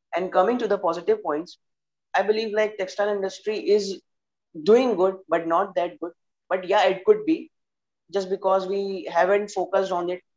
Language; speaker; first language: English; non-native, local second language; Hindi